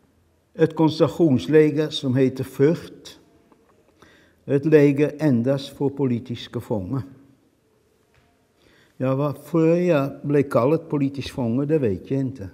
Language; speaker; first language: Swedish; non-native, fluent; Dutch